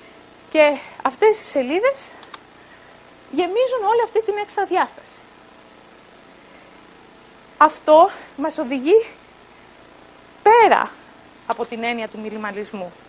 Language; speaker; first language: Greek; native; Greek